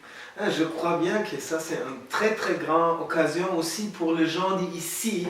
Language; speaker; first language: French; non-native, learner; German